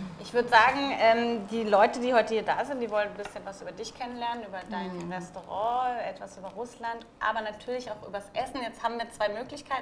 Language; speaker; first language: German; native; German